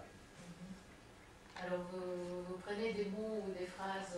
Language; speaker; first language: French; non-native, fluent; Japanese